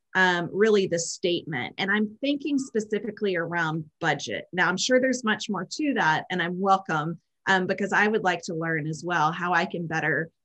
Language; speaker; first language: English; native; English